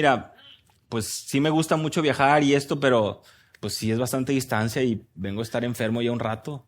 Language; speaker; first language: Spanish; native; Spanish